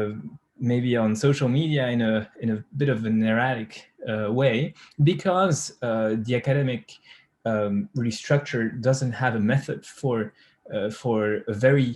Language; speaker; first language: English; non-native, fluent; French